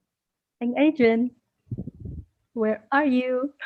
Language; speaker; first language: English; non-native, fluent; Vietnamese